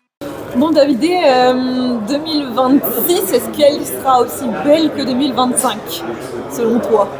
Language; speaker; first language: French; native; French